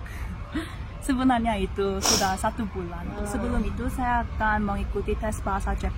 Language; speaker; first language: Indonesian; non-native, fluent; Korean